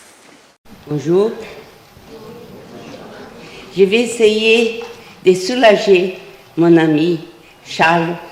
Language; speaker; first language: French; non-native, fluent; Portuguese